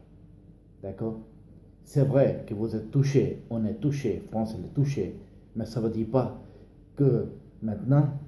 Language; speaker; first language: French; non-native, learner; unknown